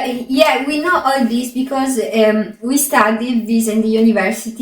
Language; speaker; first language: English; non-native, fluent; Arabic